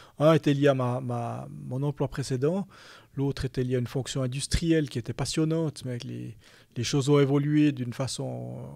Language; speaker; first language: French; native; French